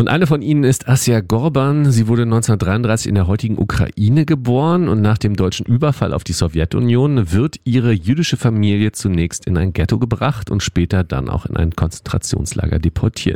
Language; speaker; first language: German; native; German